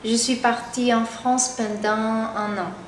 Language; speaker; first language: French; non-native, learner; Spanish